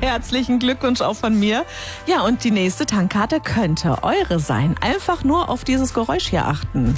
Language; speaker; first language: German; native; German